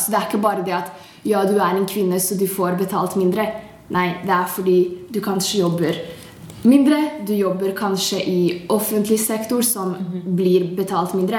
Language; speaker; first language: Norwegian; non-native, fluent; Hungarian